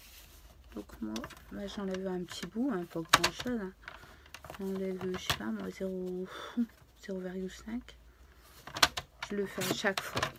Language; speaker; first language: French; native; French